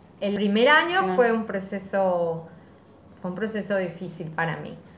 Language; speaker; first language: Spanish; native; Spanish